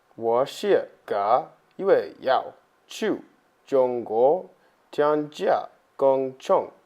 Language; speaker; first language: Chinese; non-native, learner; English